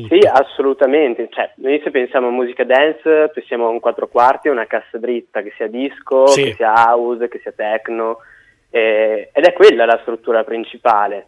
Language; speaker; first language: Italian; native; Italian